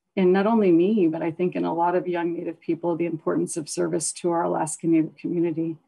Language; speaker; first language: English; native; English